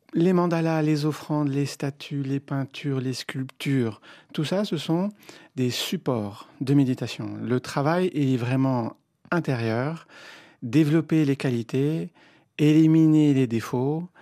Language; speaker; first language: French; native; French